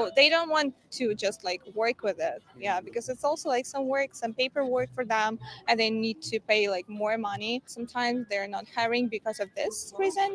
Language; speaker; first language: English; non-native, learner; Ukrainian